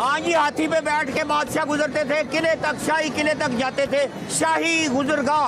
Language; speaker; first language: Hindi; non-native, local second language; Punjabi